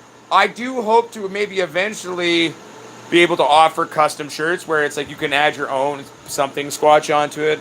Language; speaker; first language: English; native; English